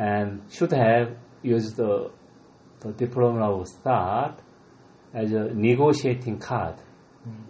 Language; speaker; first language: English; non-native, fluent; Korean